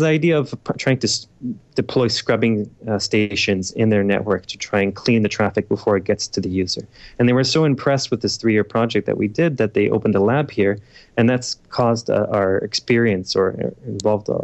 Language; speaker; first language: English; native; English